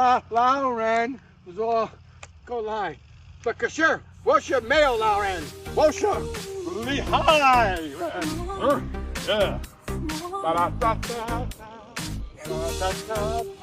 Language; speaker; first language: Chinese; non-native, learner; English